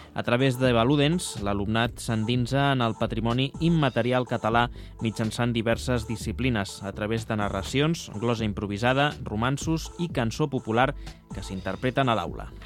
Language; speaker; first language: Catalan; native; Catalan